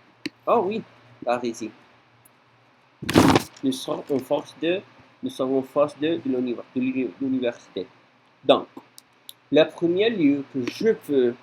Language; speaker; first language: French; non-native, learner; Spanish